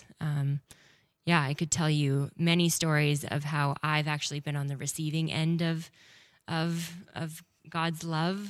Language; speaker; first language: English; native; English